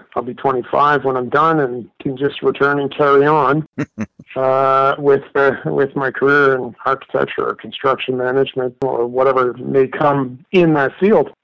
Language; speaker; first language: English; native; English